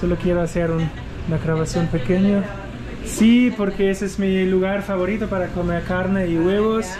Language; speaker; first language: Spanish; non-native, learner; German